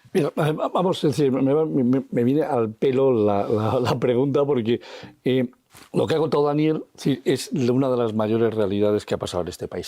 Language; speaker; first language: Spanish; native; Spanish